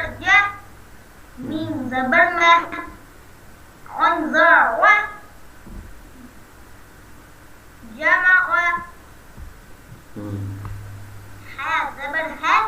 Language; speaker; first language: Arabic; non-native, learner; Urdu